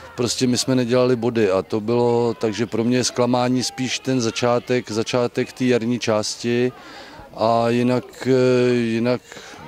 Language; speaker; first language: Czech; native; Czech